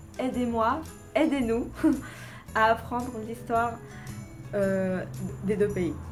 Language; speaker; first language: French; non-native, fluent; Vietnamese